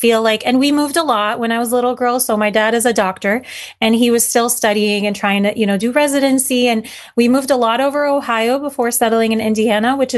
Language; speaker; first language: English; early bilingual, other home language; Arabic